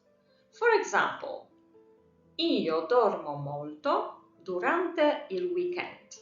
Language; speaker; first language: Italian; non-native, fluent; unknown